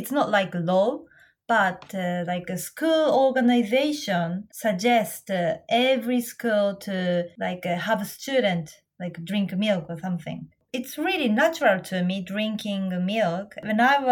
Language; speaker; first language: English; non-native, fluent; Japanese